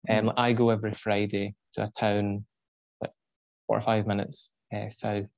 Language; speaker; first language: English; native; English